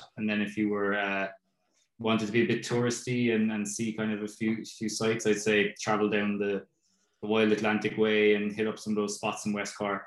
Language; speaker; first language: English; native; English